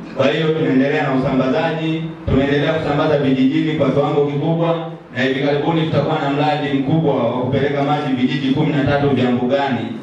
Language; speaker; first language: Swahili; native; Swahili